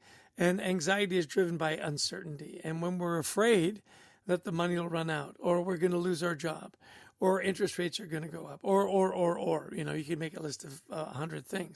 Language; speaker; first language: English; native; English